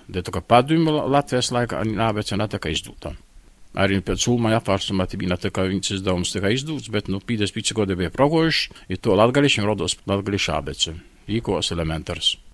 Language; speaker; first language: Latvian; native; Latvian